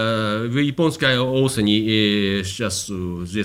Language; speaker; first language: Russian; non-native, fluent; Japanese